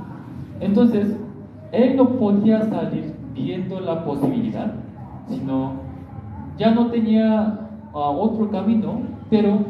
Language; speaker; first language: Spanish; non-native, learner; Korean